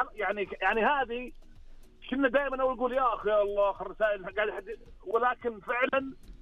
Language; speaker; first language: Arabic; native; Arabic